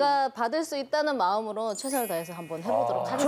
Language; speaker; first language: Korean; native; Korean